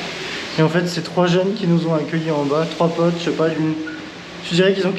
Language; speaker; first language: French; native; French